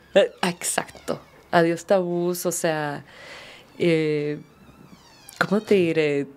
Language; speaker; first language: Spanish; early bilingual, heritage; Spanish